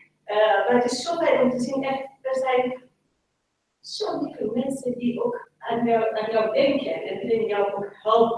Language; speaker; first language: Dutch; non-native, local second language; Persian